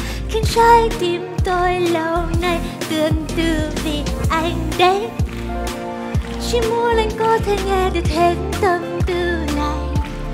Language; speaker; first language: Vietnamese; native; Vietnamese